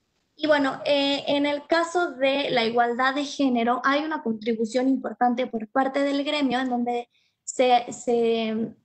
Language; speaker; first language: Spanish; native; Spanish